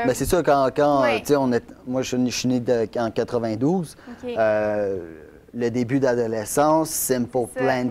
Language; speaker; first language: French; native; French